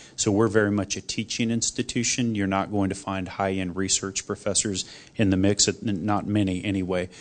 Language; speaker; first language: English; non-native, fluent; Korean